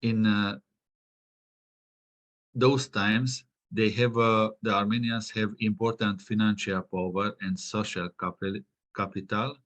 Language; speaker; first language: English; non-native, fluent; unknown